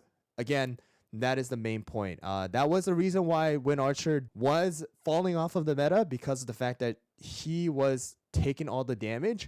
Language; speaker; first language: English; native; English